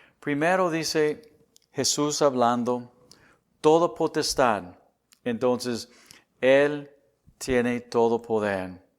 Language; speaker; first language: Spanish; non-native, fluent; English